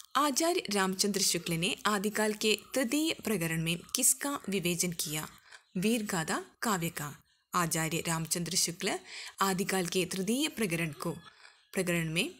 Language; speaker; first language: Hindi; non-native, local second language; Malayalam